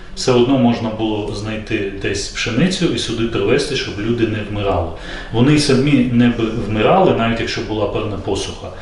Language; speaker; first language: Ukrainian; non-native, local second language; Gagauz